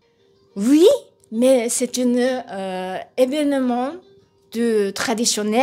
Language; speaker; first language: French; non-native, learner; Japanese